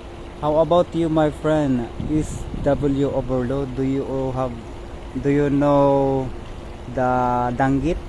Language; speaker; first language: English; non-native, learner; Filipino